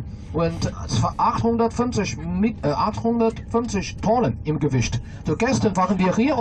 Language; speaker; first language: German; non-native, fluent; Chinese